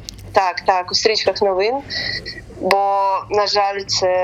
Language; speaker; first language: Ukrainian; non-native, local second language; Russian